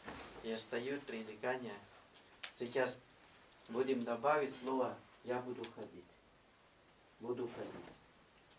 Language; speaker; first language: Russian; non-native, fluent; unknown